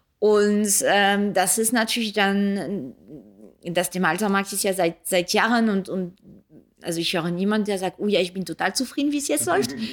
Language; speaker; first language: German; early bilingual, other home language; French